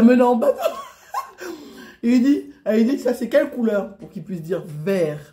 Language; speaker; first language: French; native; French